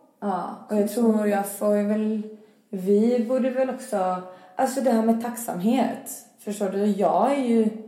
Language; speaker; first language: Swedish; early bilingual, other home language; Albanian